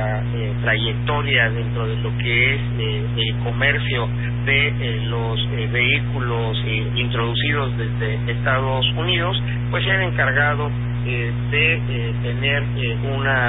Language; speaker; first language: Spanish; native; Spanish